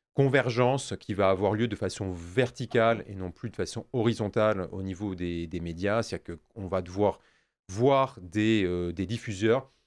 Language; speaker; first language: French; native; French